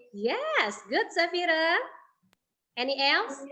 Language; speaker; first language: English; non-native, learner; Indonesian